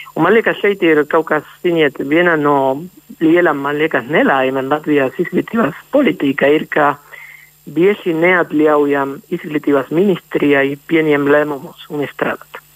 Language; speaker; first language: Latvian; non-native, fluent; Spanish